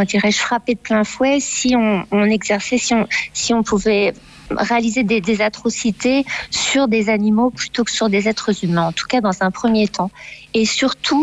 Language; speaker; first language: French; native; French